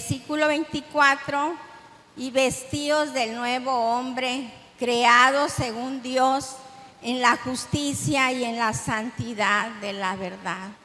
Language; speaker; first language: Spanish; native; Spanish